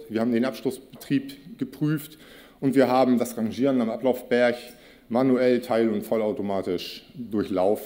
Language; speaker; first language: German; native; German